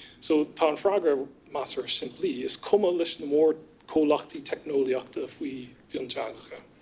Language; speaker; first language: Irish; non-native, fluent; English